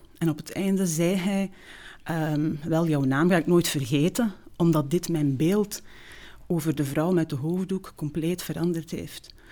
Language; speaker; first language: Dutch; early bilingual, other home language; Turkish